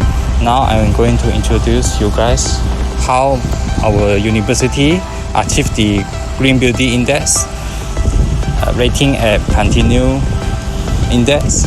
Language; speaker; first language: English; non-native, local second language; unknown